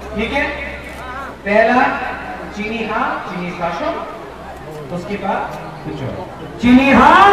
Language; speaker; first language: Hindi; non-native, local second language; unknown